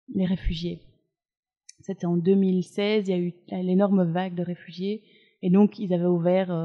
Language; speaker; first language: French; native; French